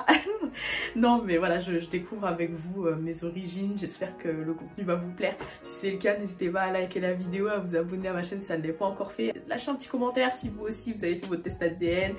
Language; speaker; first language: French; native; French